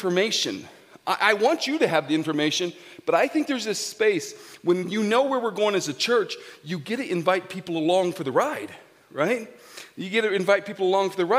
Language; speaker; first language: English; native; English